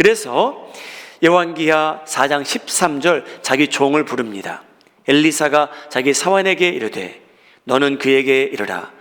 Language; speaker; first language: Korean; native; Korean